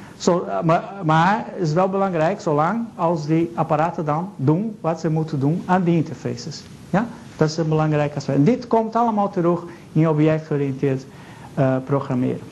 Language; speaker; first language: Dutch; non-native, fluent; Portuguese